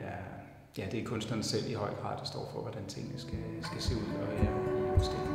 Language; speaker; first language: Danish; native; Danish